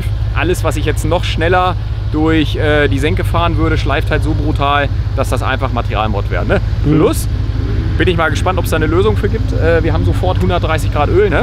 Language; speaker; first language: German; native; German